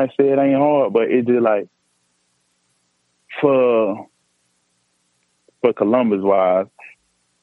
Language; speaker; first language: English; native; English